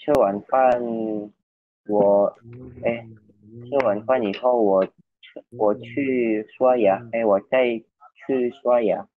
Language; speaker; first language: Chinese; non-native, learner; Indonesian